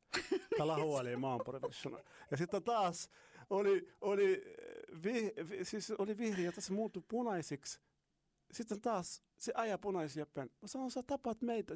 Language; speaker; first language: Finnish; non-native, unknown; Arabic